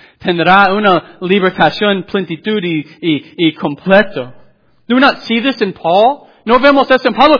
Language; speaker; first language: Spanish; non-native, fluent; English